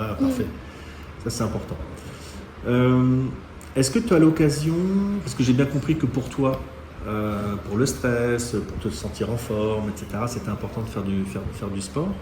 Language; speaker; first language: French; native; French